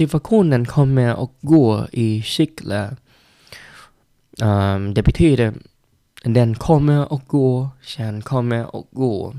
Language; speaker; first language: Swedish; non-native, learner; Vietnamese